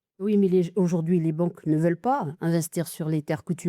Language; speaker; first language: French; native; French